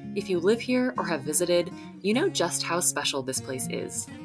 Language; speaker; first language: English; native; English